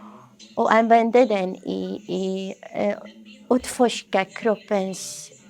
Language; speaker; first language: Swedish; non-native, fluent; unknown